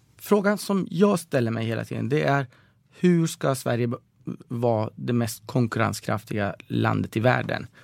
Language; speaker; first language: Swedish; early bilingual, other home language; Persian